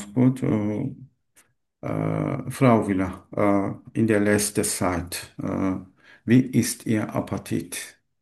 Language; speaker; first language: German; non-native, learner; Turkish